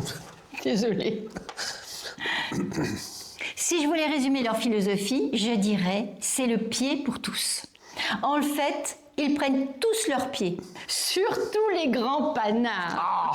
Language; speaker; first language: French; native; French